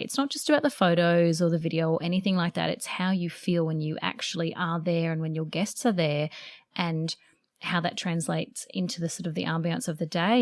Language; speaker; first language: English; native; English